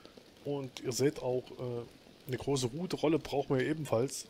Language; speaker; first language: German; native; German